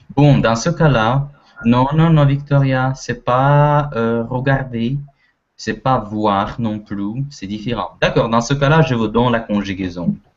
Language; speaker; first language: French; non-native, fluent; Russian